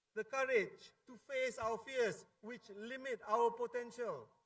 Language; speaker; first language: English; non-native, local second language; Malay